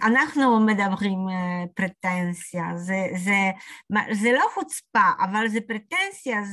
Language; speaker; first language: Hebrew; non-native, fluent; Polish